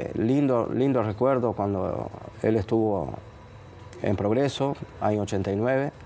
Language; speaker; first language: Spanish; native; Spanish